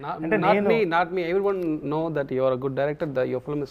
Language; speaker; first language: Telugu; non-native, learner; Tamil